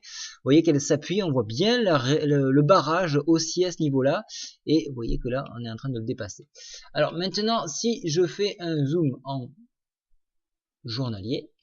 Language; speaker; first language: French; native; French